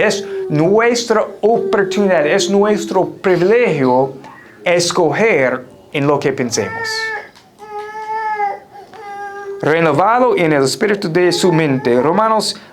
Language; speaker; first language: Spanish; non-native, fluent; English